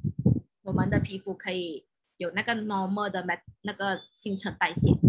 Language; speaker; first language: Chinese; native; Chinese